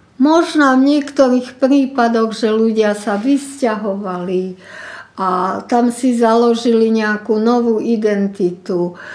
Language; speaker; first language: Slovak; native; Slovak